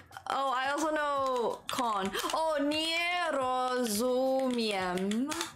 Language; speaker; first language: Polish; non-native, learner; Chinese